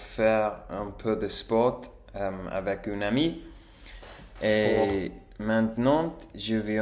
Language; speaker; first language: French; non-native, learner; English